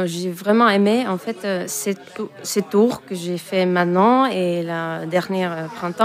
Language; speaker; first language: French; non-native, fluent; Finnish